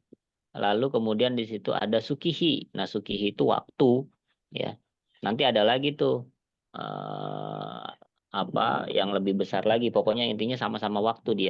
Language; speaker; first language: Indonesian; native; Indonesian